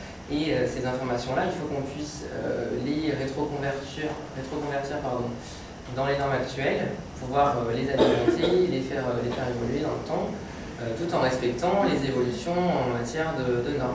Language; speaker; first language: French; native; French